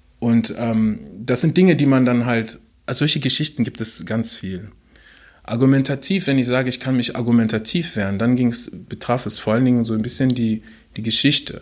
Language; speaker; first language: German; early bilingual, other home language; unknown